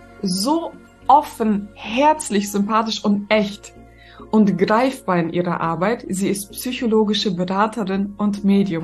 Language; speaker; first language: German; native; German